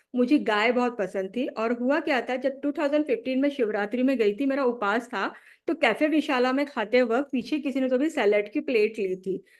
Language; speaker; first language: Hindi; non-native, local second language; Marathi